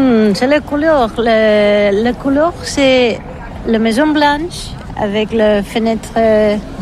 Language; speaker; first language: French; non-native, learner; Catalan